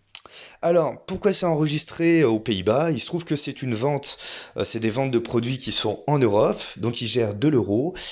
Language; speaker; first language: French; native; French